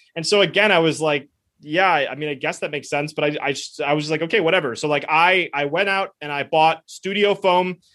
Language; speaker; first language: English; early bilingual, other home language; Spanish